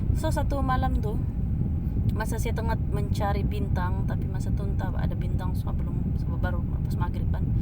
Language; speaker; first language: Malay; native; Malay